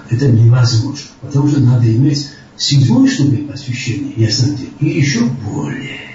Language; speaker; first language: Russian; non-native, local second language; Georgian